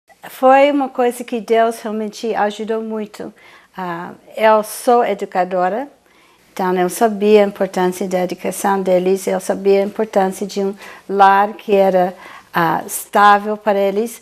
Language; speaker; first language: Portuguese; non-native, fluent; English